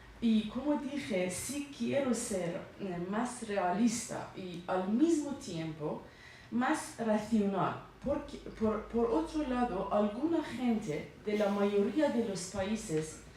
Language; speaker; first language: Spanish; non-native, learner; Persian